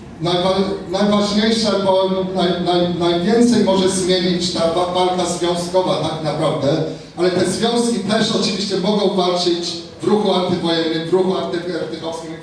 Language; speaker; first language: Polish; non-native, fluent; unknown